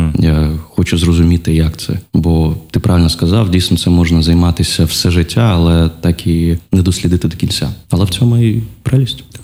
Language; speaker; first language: Ukrainian; non-native, local second language; Russian